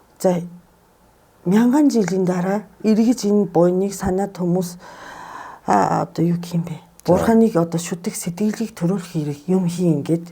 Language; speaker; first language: Mongolian; non-native, fluent; Japanese